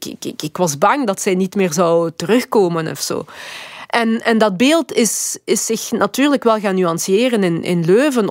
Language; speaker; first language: Dutch; early bilingual, other home language; Lingala